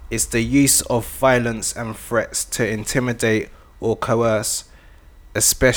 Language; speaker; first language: English; native; English